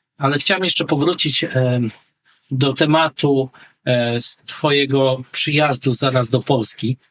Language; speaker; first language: Polish; native; Polish